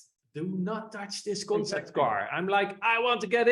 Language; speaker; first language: English; non-native, fluent; Dutch